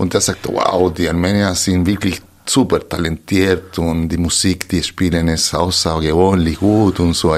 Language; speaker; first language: German; non-native, fluent; Spanish